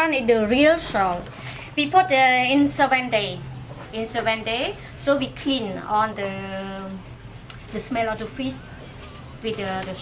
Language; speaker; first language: English; non-native, learner; Khmer